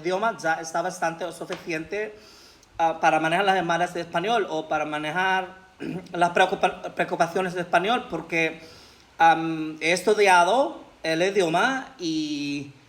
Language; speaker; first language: Spanish; non-native, learner; Filipino